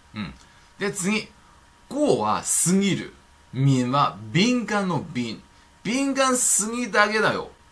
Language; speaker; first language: Japanese; non-native, fluent; Chinese